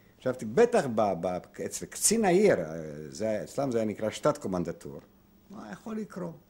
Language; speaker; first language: Hebrew; non-native, fluent; Polish